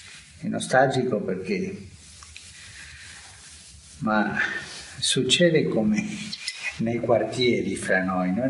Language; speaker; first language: Italian; non-native, fluent; Spanish